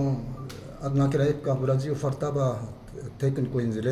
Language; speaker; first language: Portuguese; non-native, fluent; Japanese